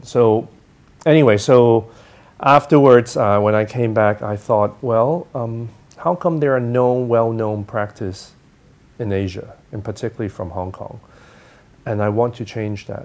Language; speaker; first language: English; non-native, local second language; Cantonese